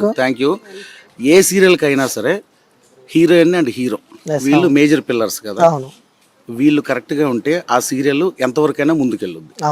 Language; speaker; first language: Telugu; native; Telugu